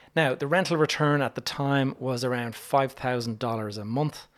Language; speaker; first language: English; native; English